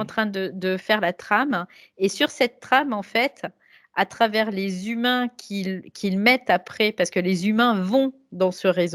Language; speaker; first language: French; native; French